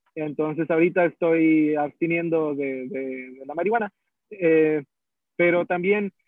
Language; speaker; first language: Spanish; early bilingual, heritage; Spanish